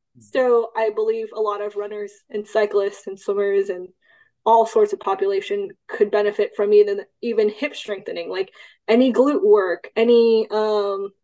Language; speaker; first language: English; early bilingual, other home language; Cantonese